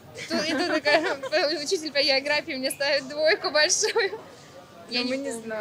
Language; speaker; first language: Russian; native; Russian